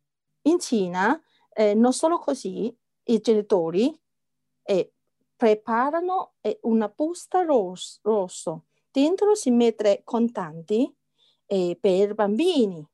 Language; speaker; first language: Italian; non-native, learner; Chinese